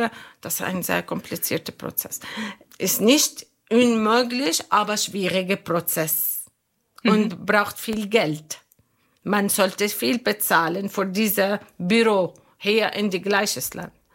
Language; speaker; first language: German; non-native, local second language; Arabic